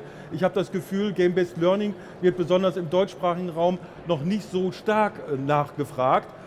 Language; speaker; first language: German; native; German